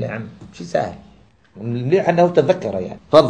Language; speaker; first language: Arabic; native; Arabic